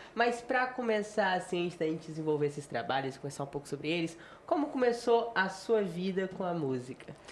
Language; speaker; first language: Portuguese; native; Portuguese